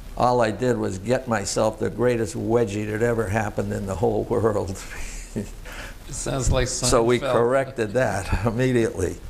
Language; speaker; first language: English; native; English